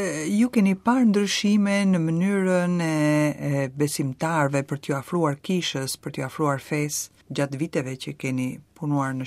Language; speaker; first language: Albanian; non-native, learner; Slovak